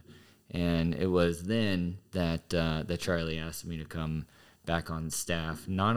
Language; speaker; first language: English; native; English